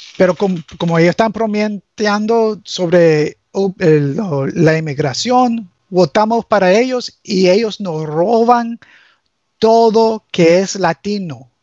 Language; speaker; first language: Spanish; early bilingual, heritage; English